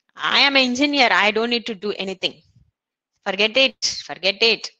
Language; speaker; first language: English; non-native, local second language; Tamil